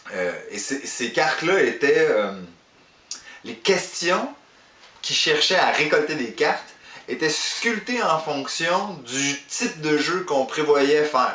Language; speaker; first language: French; native; French